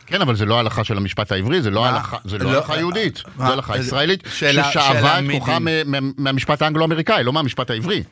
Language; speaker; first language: Hebrew; native; Hebrew